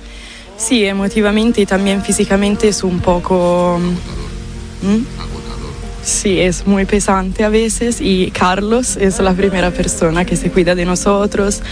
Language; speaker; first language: Spanish; non-native, fluent; Italian